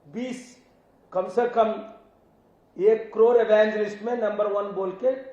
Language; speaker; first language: Hindi; non-native, local second language; Telugu